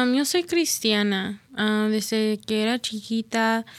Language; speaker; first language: Spanish; early bilingual, heritage; Spanish